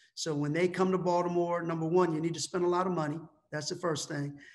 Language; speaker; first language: English; native; English